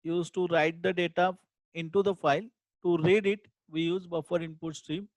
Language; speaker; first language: English; non-native, local second language; Marathi